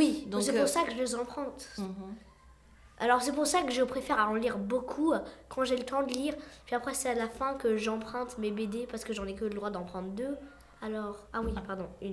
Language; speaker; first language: French; early bilingual, heritage; French